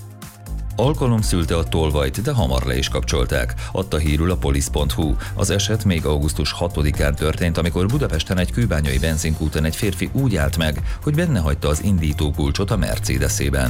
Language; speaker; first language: Hungarian; native; Hungarian